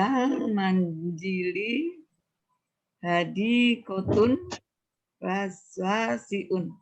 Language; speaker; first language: Arabic; non-native, learner; Indonesian